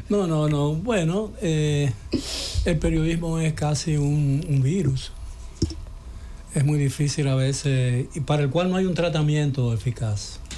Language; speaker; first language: Spanish; native; Spanish